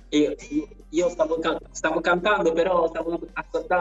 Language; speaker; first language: Italian; non-native, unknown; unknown